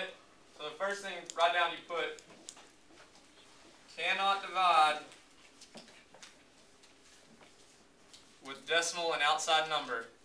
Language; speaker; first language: English; native; English